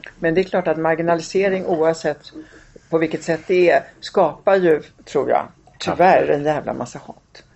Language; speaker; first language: Swedish; early bilingual, other home language; Italian